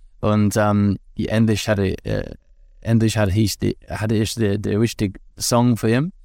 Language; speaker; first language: German; non-native, learner; English